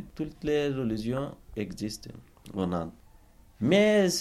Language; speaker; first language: French; non-native, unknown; Bangla